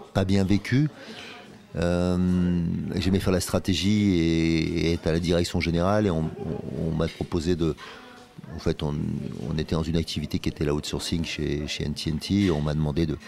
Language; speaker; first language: French; native; French